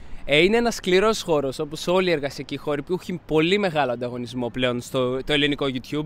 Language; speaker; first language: Greek; native; Greek